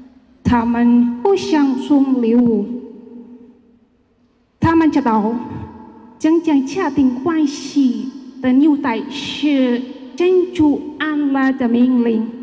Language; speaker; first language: Chinese; non-native, fluent; Indonesian